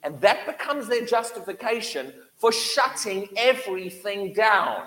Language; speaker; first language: English; native; English